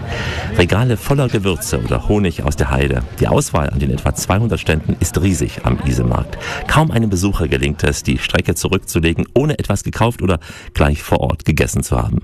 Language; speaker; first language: German; native; German